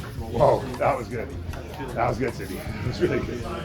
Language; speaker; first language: English; native; English